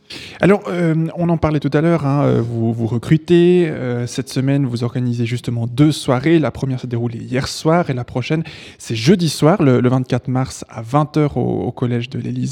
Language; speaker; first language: French; native; French